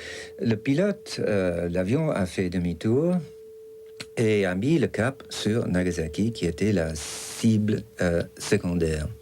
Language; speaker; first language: French; non-native, fluent; English